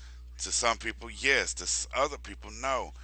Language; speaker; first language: English; native; English